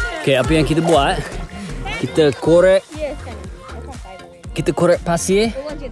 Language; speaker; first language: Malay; non-native, fluent; English